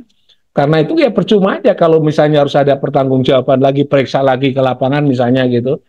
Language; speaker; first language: Indonesian; native; Indonesian